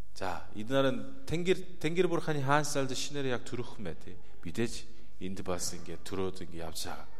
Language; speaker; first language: Mongolian; non-native, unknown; Korean